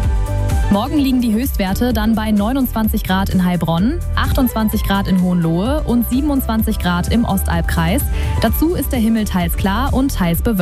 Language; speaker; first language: German; native; German